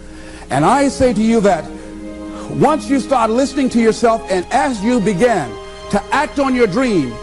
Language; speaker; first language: English; native; English